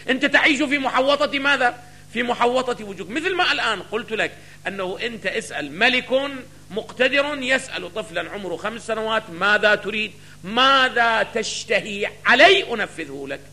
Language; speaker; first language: Arabic; native; Arabic